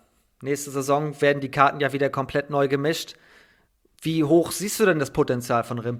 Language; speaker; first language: German; native; German